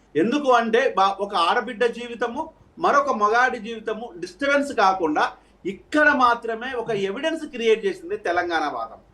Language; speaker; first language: Telugu; native; Telugu